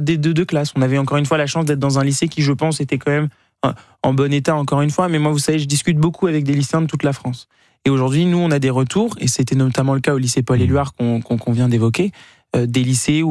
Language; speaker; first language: French; native; French